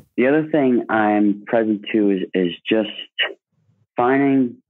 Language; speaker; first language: English; native; English